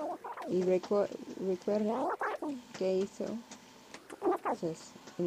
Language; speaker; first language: Spanish; non-native, learner; English